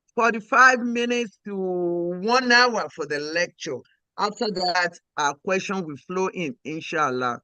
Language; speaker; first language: English; non-native, local second language; Yoruba